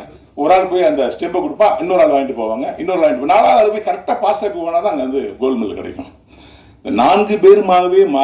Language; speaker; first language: Tamil; native; Tamil